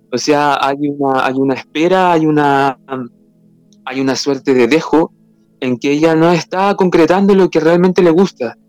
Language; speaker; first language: Spanish; native; Spanish